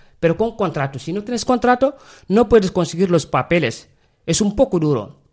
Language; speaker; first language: Spanish; non-native, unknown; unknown